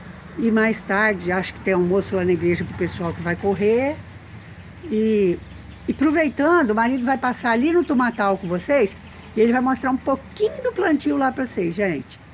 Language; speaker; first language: Portuguese; native; Portuguese